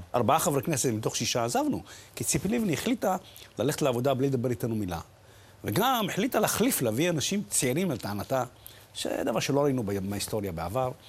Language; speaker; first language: Hebrew; early bilingual, other home language; Arabic